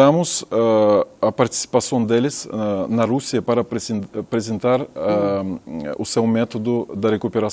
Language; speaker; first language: Portuguese; non-native, fluent; Russian